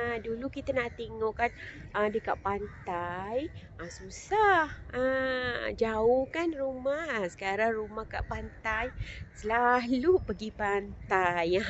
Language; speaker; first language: Malay; native; Malay